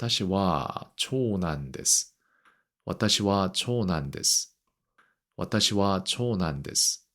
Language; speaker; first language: Japanese; non-native, learner; Korean